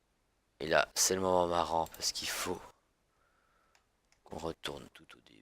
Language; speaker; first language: French; native; French